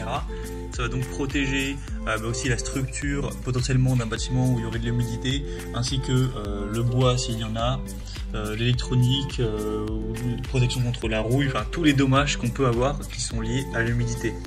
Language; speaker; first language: French; native; French